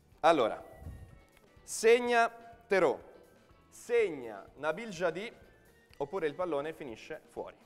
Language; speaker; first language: Italian; native; Italian